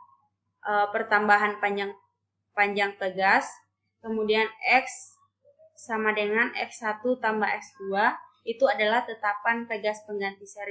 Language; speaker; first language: Indonesian; native; Indonesian